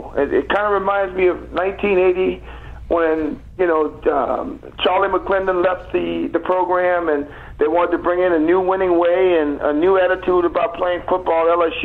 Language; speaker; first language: English; native; English